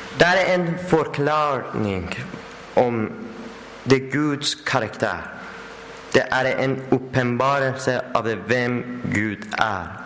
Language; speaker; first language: Swedish; non-native, learner; Persian